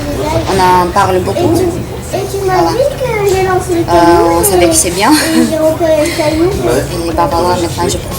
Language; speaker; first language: French; non-native, fluent; Romanian